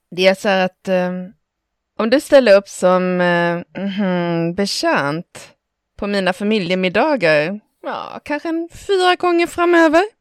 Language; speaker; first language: Swedish; native; Swedish